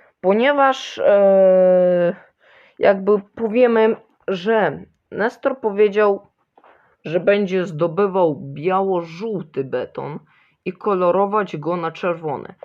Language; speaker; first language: Polish; early bilingual, other home language; Ukrainian